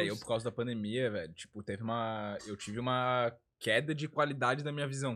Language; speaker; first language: Portuguese; native; Portuguese